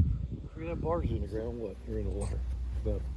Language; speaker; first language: English; native; English